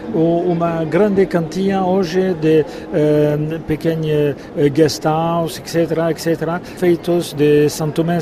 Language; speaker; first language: Portuguese; non-native, fluent; French